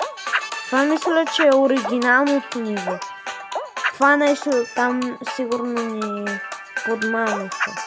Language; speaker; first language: Bulgarian; native; Bulgarian